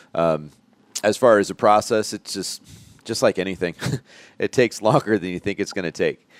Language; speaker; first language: English; native; English